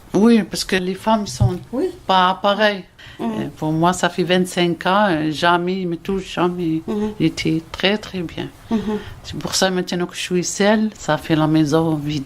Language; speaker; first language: French; non-native, learner; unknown